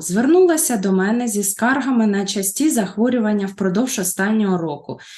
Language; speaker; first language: Ukrainian; native; Ukrainian